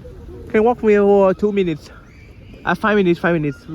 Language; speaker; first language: English; non-native, learner; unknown